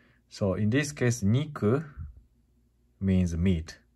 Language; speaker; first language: English; non-native, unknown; Japanese